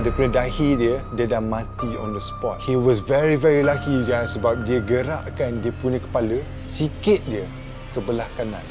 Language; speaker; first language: English; non-native, local second language; Malay